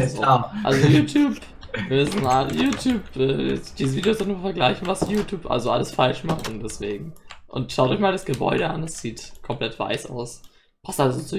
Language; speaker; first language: German; native; German